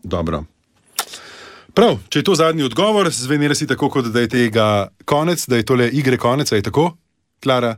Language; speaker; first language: Slovenian; native; Slovenian